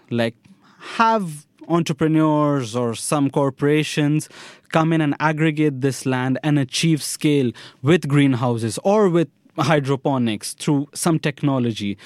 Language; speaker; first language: English; non-native, local second language; Hindi